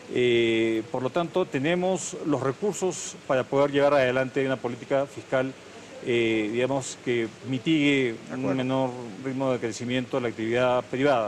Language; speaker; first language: Spanish; native; Spanish